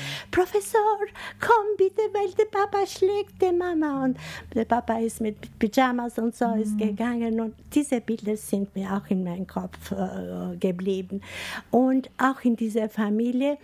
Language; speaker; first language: German; non-native, learner; Albanian